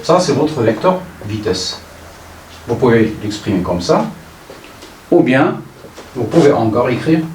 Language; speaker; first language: French; non-native, local second language; Arabic